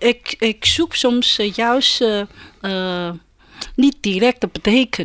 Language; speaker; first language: Dutch; non-native, learner; Chinese